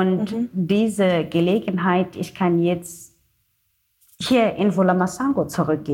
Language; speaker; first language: German; non-native, learner; Xhosa